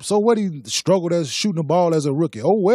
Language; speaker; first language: English; native; English